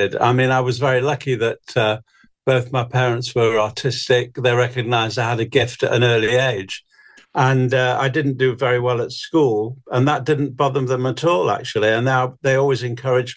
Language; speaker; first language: English; native; English